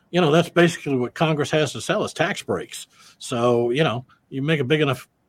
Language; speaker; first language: English; native; English